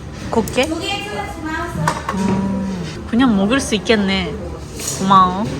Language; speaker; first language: Korean; non-native, fluent; Japanese